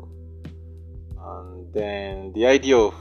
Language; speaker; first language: English; non-native, local second language; Igbo